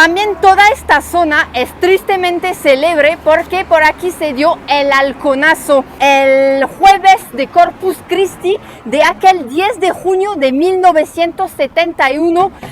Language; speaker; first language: Spanish; native; Spanish